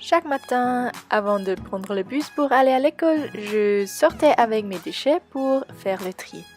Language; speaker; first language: French; non-native, local second language; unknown